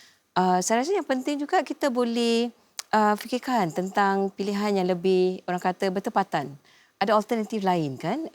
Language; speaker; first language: Malay; native; Malay